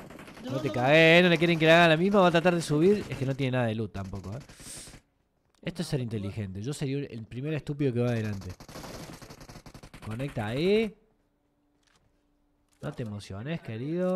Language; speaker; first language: Spanish; native; Spanish